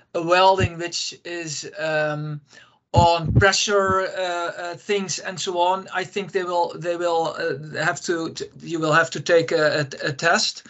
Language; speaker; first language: English; non-native, fluent; Dutch